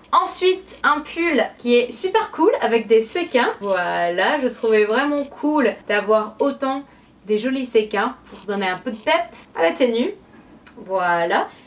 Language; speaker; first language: French; non-native, fluent; English